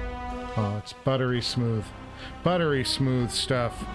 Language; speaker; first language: English; native; English